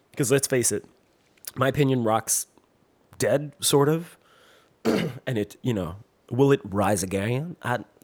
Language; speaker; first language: English; non-native, fluent; French